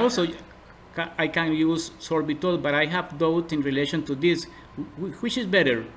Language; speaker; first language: English; non-native, learner; Spanish